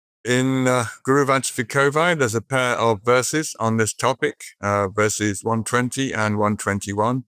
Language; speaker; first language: English; native; English